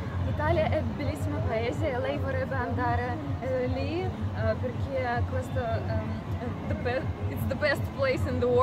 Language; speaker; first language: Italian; non-native, learner; Russian